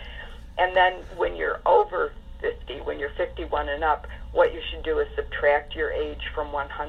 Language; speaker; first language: English; native; English